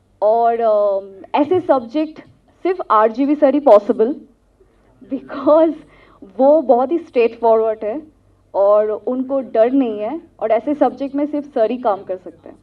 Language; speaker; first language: Hindi; non-native, local second language; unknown